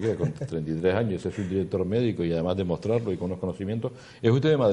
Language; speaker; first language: Spanish; native; Spanish